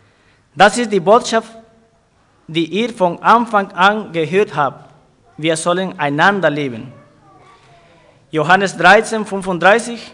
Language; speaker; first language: German; non-native, fluent; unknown